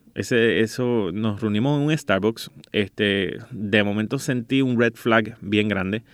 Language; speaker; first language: Spanish; native; Spanish